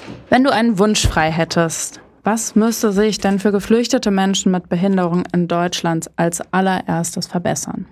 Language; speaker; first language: German; native; German